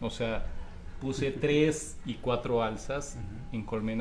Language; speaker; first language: Spanish; native; Spanish